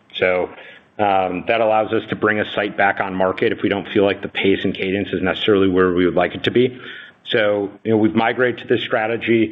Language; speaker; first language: English; native; English